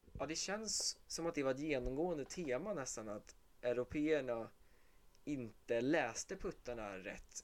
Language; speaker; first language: Swedish; native; Swedish